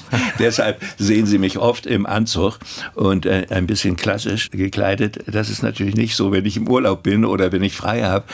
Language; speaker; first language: German; native; German